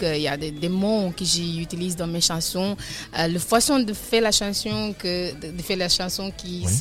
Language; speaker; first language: French; non-native, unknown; Kabuverdianu